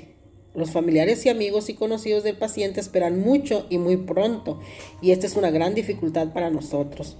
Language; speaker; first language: Spanish; native; Spanish